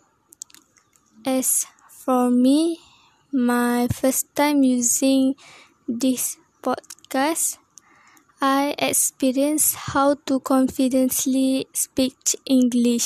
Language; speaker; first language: English; non-native, local second language; Malay